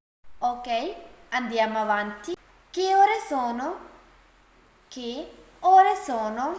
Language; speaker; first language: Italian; non-native, fluent; Urdu